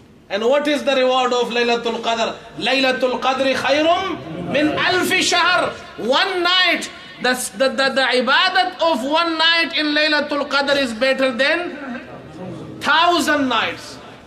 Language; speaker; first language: English; non-native, local second language; Urdu